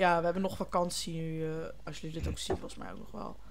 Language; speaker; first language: Dutch; native; Dutch